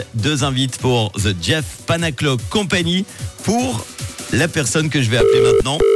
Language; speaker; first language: French; native; French